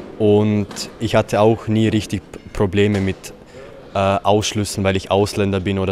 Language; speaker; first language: German; early bilingual, other home language; Bosnian